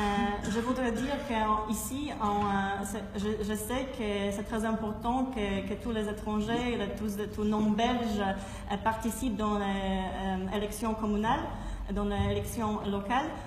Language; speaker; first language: French; non-native, fluent; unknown